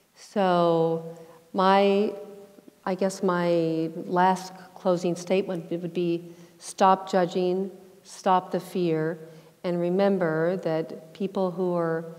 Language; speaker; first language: English; native; English